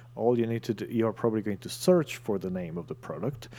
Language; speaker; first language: English; non-native, fluent; Italian